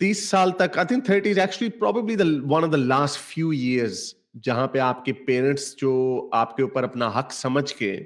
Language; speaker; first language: Hindi; native; Hindi